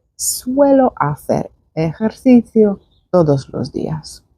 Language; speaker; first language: Spanish; non-native, fluent; Polish